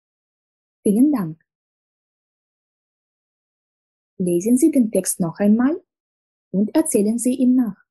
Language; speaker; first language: German; non-native, fluent; Russian